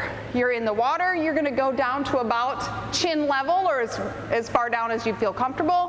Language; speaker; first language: English; native; English